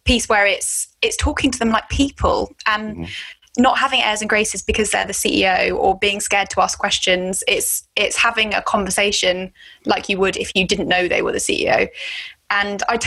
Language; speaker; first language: English; native; English